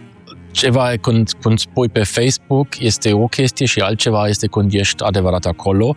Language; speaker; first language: Romanian; non-native, fluent; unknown